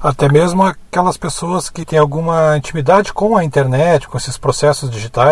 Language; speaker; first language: Portuguese; native; Portuguese